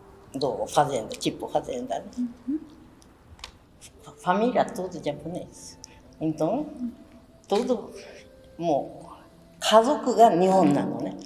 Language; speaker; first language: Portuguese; non-native, learner; Japanese